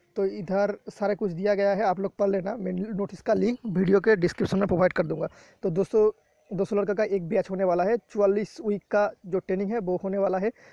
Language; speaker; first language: Hindi; non-native, local second language; Bangla